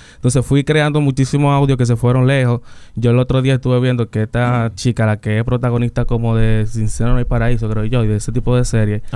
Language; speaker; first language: Spanish; native; Spanish